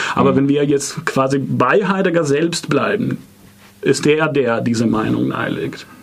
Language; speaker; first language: German; non-native, fluent; Italian